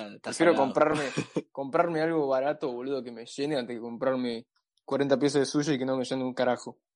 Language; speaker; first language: Spanish; native; Spanish